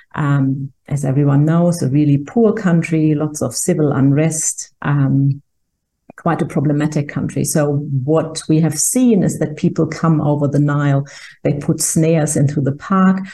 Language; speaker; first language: English; non-native, fluent; German